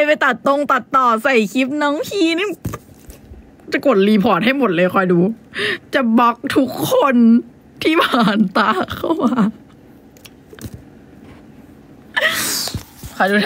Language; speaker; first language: Thai; native; Thai